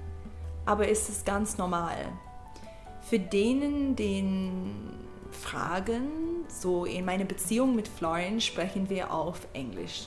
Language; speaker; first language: German; non-native, learner; English